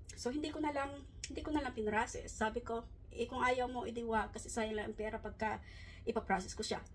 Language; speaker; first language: Filipino; non-native, local second language; Hiligaynon